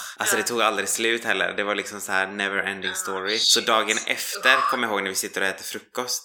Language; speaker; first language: Swedish; native; Swedish